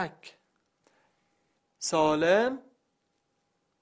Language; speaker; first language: Persian; non-native, learner; Arabic